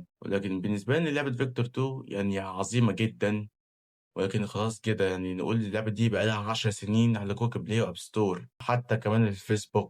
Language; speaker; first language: Arabic; native; Arabic